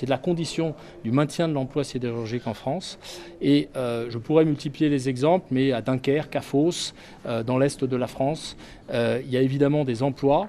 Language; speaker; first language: French; native; French